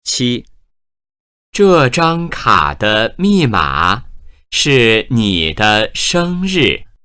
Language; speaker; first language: Chinese; native; Chinese